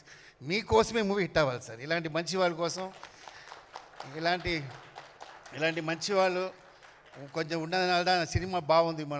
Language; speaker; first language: Telugu; non-native, learner; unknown